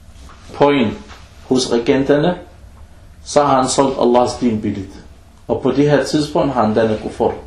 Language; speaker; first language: Danish; early bilingual, other home language; Arabic